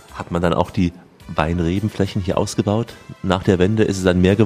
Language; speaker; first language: German; native; German